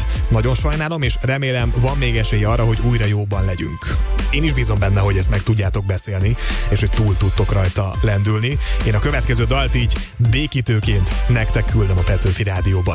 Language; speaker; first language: Hungarian; native; Hungarian